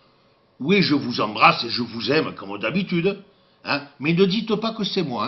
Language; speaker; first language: French; native; French